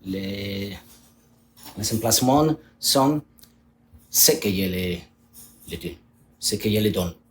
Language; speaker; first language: French; non-native, learner; Spanish